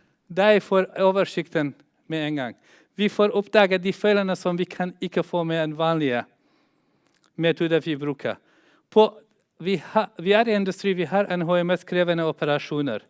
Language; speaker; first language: Norwegian; non-native, fluent; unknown